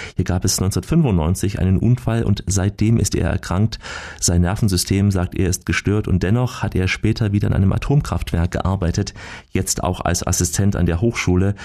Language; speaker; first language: German; native; German